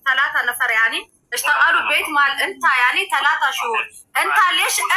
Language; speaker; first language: Arabic; non-native, learner; Amharic